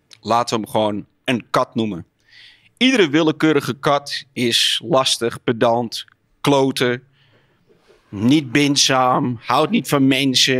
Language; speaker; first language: Dutch; native; Dutch